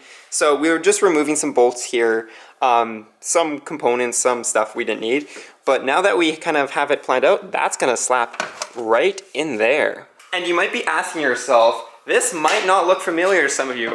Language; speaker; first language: English; native; English